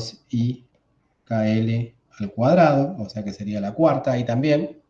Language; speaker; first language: Spanish; native; Spanish